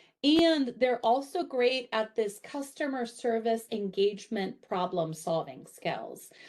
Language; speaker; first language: English; native; English